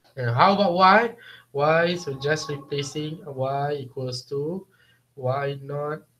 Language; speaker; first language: English; non-native, local second language; Malay